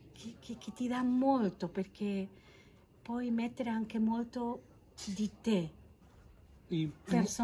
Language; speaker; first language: Italian; non-native, fluent; Catalan